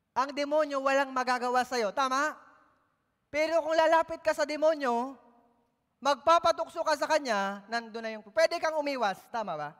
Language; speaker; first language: Filipino; native; Filipino